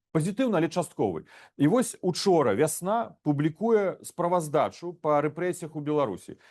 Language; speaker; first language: Belarusian; non-native, local second language; Russian